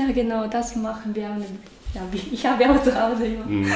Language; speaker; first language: German; non-native, learner; Japanese